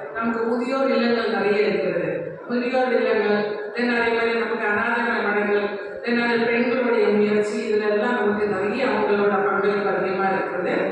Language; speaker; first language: Tamil; non-native, local second language; Malayalam